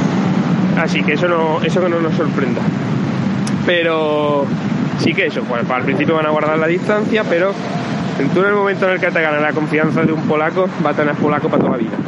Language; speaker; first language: Spanish; native; Spanish